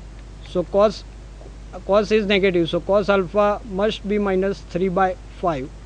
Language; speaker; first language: English; non-native, local second language; Gujarati